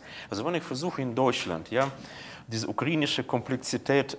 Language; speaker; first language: German; non-native, fluent; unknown